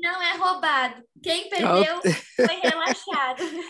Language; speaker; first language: Portuguese; native; Portuguese